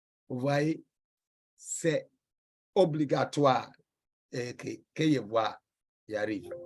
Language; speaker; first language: French; non-native, fluent; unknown